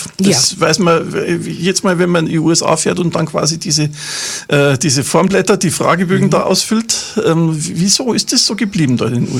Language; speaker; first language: German; native; German